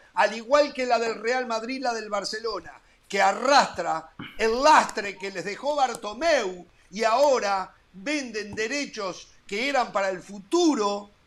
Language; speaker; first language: Spanish; native; Spanish